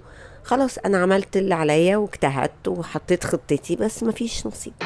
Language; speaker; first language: Arabic; native; Arabic